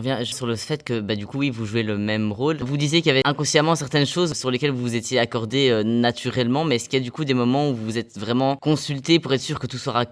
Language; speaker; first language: French; native; French